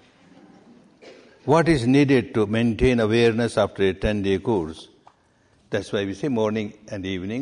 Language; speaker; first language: English; non-native, fluent; Burmese